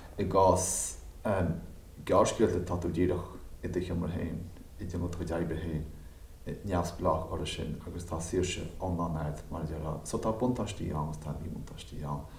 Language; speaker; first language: Irish; native; Irish